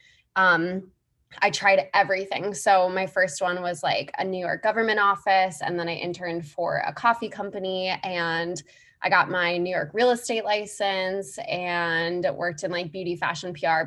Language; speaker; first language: English; native; English